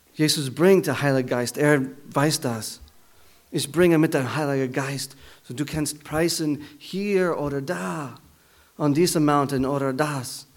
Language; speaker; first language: German; non-native, learner; English